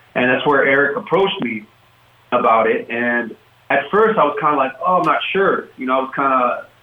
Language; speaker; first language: English; native; English